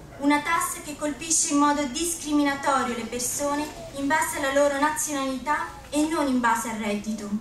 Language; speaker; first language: Italian; early bilingual, other home language; Arabic